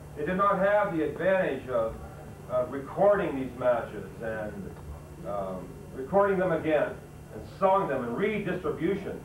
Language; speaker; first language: English; native; English